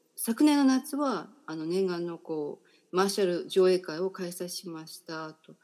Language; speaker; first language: Japanese; native; Japanese